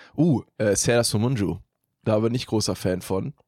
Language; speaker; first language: German; native; German